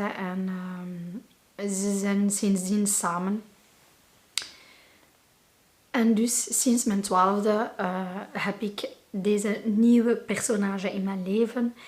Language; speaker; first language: Dutch; non-native, local second language; Arabic